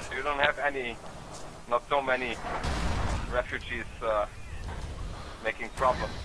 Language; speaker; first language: English; non-native, fluent; German